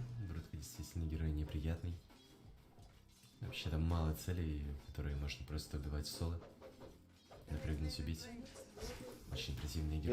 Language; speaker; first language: Russian; native; Russian